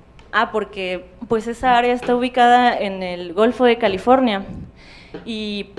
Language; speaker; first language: Spanish; native; Spanish